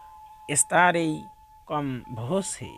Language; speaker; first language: Portuguese; non-native, fluent; Bangla